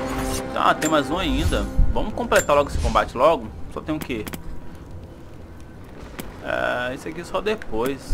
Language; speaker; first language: Portuguese; native; Portuguese